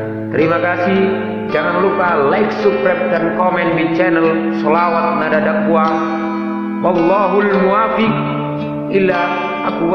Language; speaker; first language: Indonesian; native; Indonesian